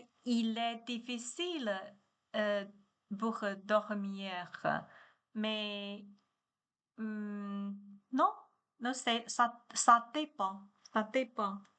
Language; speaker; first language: French; non-native, learner; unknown